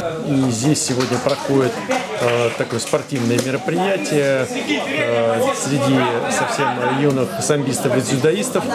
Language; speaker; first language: Russian; native; Russian